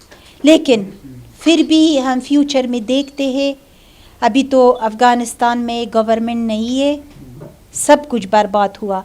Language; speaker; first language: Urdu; non-native, fluent; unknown